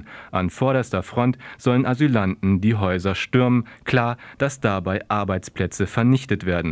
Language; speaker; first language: German; native; German